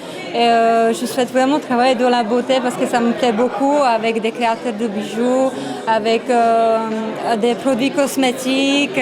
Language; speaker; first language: French; non-native, fluent; Czech